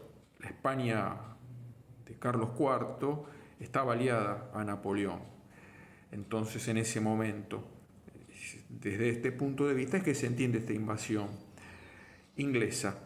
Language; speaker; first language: Spanish; native; Spanish